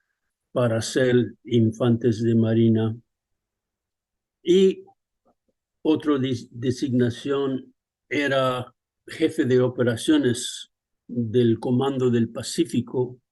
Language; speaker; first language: Spanish; early bilingual, other home language; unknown